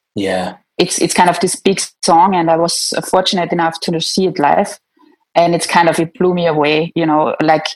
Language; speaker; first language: English; non-native, fluent; German